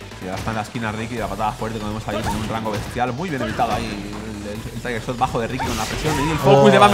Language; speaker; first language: Spanish; native; Spanish